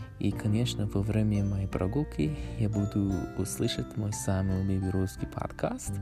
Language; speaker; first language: Russian; non-native, learner; English